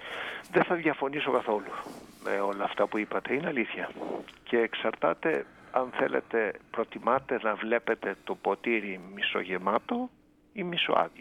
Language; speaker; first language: Greek; native; Greek